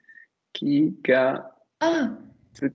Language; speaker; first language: Japanese; non-native, learner; Italian